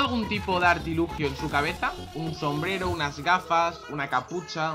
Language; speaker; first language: Spanish; native; Spanish